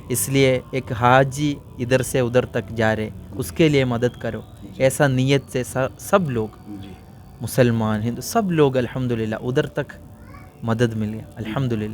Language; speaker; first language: Hindi; non-native, local second language; Malayalam